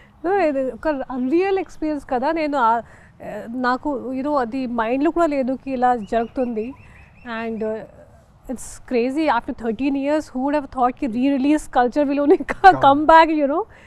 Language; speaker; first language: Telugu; non-native, fluent; Hindi